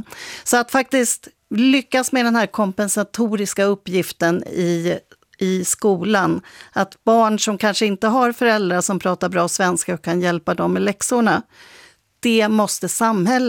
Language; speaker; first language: Swedish; native; Swedish